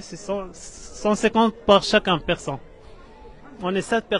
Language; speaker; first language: French; non-native, learner; Arabic